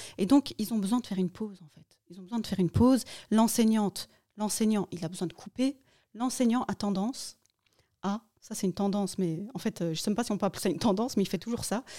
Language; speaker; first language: French; early bilingual, other home language; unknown